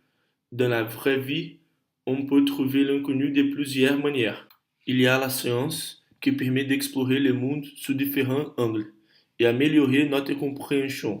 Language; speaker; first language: French; non-native, learner; Portuguese